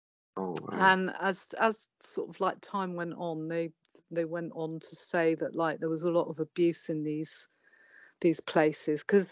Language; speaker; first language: English; native; English